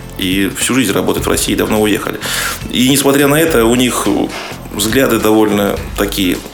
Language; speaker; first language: Russian; native; Russian